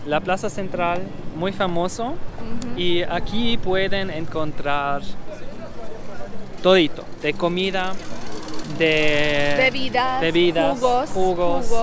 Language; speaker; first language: Spanish; non-native, learner; German